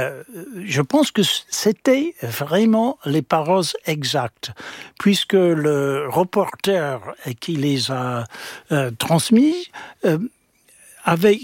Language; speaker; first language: French; non-native, fluent; English